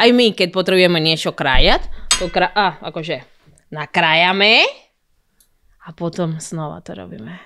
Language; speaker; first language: Slovak; non-native, learner; Spanish